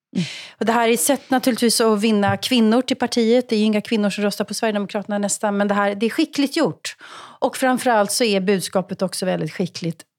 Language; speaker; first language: Swedish; native; Swedish